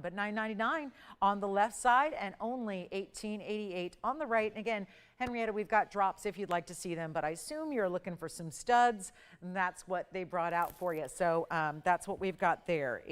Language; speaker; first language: English; native; English